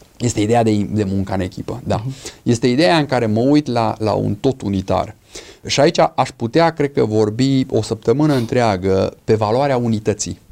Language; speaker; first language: Romanian; non-native, fluent; English